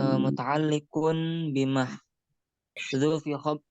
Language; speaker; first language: Arabic; non-native, learner; Indonesian